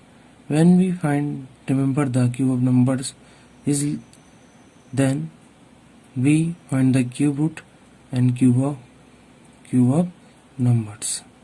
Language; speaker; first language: English; non-native, local second language; Hindi